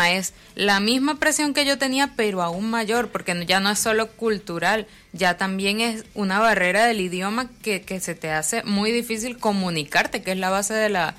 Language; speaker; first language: Spanish; native; Spanish